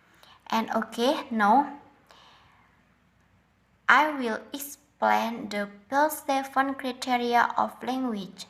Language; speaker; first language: English; non-native, learner; Indonesian